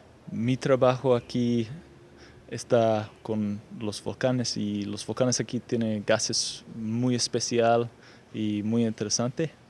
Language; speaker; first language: Spanish; non-native, fluent; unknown